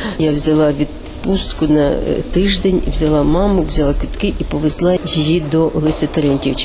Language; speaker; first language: Ukrainian; native; Ukrainian